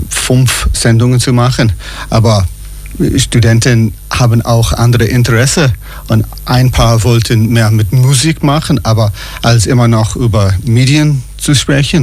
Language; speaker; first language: German; non-native, fluent; English